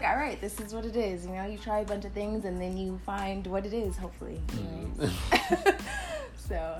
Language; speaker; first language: English; native; English